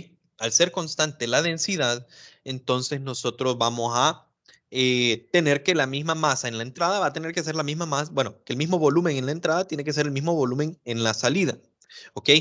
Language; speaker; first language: Spanish; native; Spanish